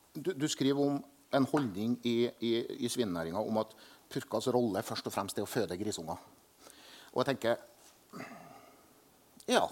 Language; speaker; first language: Norwegian; native; Norwegian